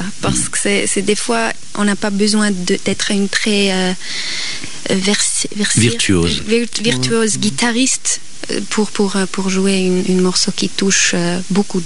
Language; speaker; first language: French; non-native, local second language; German